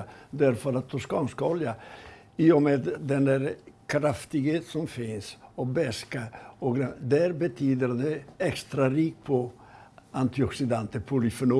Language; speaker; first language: Swedish; non-native, fluent; Italian